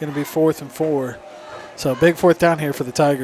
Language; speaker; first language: English; native; English